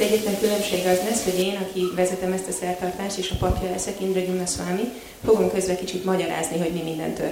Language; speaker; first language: Hungarian; native; Hungarian